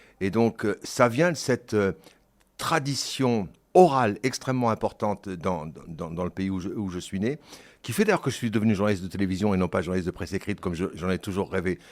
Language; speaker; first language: French; early bilingual, other home language; Kabyle